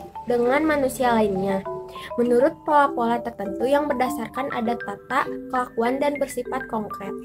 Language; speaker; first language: Indonesian; native; Indonesian